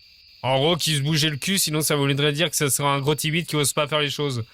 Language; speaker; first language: French; native; French